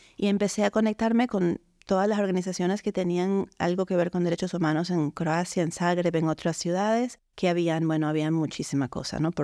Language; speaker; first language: Spanish; native; Spanish